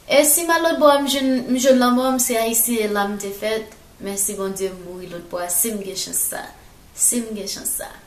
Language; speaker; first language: Haitian Creole; native; Haitian Creole